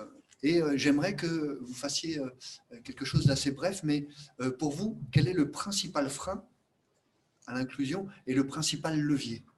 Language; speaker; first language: French; native; French